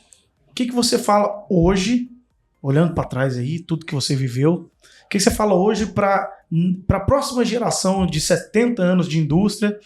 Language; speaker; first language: Portuguese; native; Portuguese